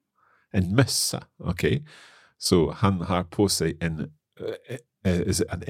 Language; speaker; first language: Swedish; non-native, learner; English